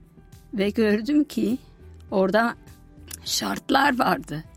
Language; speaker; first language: Turkish; non-native, fluent; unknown